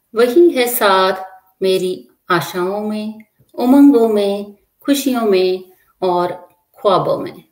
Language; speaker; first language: Hindi; native; Hindi